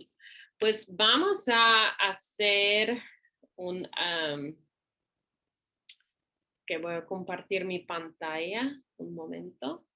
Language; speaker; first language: Spanish; non-native, fluent; English